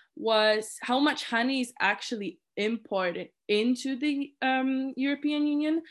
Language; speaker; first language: English; non-native, fluent; Polish